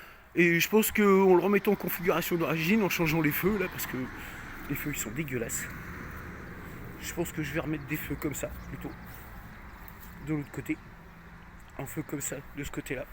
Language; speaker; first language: French; native; French